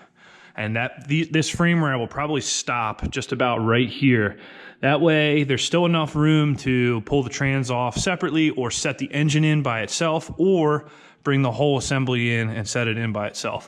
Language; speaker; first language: English; native; English